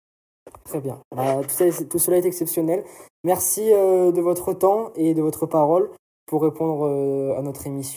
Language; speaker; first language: French; native; French